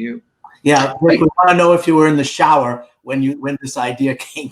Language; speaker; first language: English; native; English